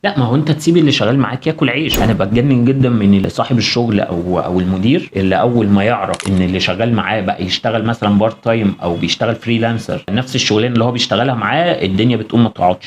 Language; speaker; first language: Arabic; native; Arabic